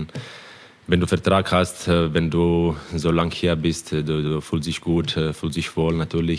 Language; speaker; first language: German; non-native, fluent; Croatian